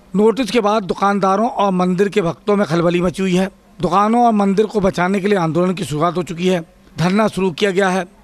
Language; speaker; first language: Hindi; native; Hindi